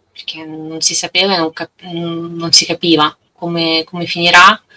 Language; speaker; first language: Italian; non-native, learner; Russian